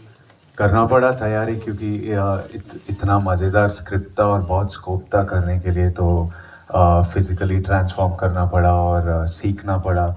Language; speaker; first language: Hindi; non-native, local second language; Telugu